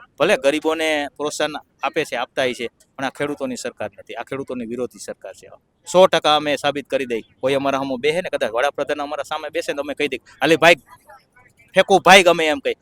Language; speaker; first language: Gujarati; native; Gujarati